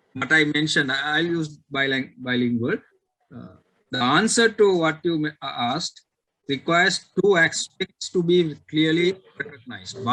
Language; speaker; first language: English; non-native, local second language; Sinhala